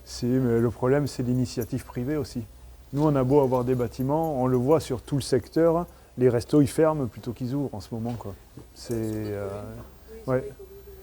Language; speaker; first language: French; native; French